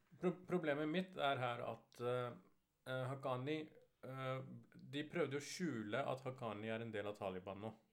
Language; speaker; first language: Norwegian; early bilingual, other home language; Urdu